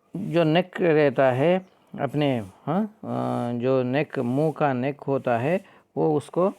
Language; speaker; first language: Hindi; non-native, local second language; Kannada